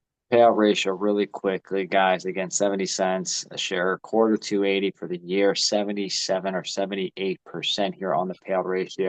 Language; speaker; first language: English; native; English